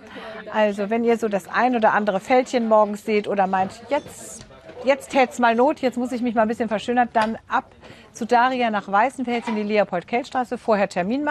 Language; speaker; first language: German; native; German